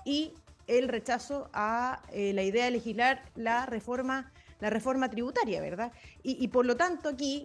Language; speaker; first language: Spanish; native; Spanish